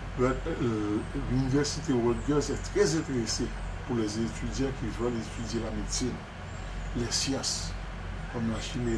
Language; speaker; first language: French; non-native, local second language; Haitian Creole